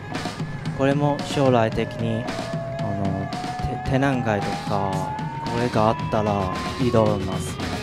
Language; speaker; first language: Japanese; non-native, fluent; Chinese